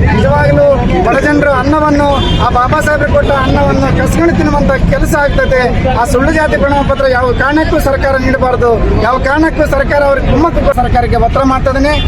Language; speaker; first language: Kannada; non-native, local second language; Telugu